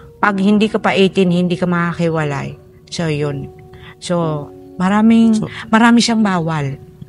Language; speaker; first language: Filipino; non-native, local second language; Bikol